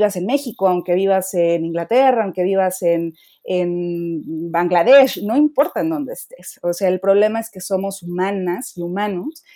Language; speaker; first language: Spanish; native; Spanish